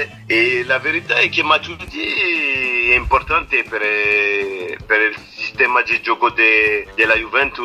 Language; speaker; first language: Italian; non-native, fluent; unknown